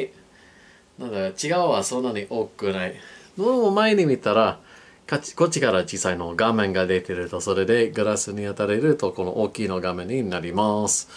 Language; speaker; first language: Japanese; non-native, learner; English